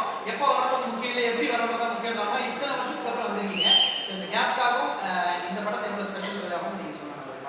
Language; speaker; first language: Tamil; native; Tamil